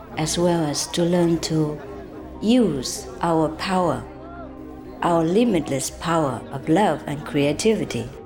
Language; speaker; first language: English; non-native, fluent; Vietnamese